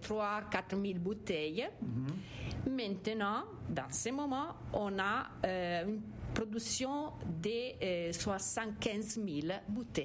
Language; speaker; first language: French; non-native, fluent; Italian